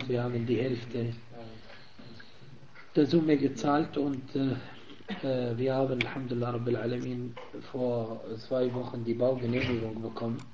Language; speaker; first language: German; non-native, fluent; Arabic